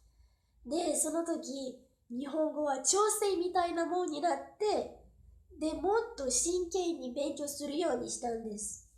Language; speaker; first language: Japanese; non-native, fluent; Portuguese